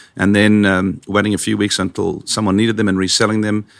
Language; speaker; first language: English; native; English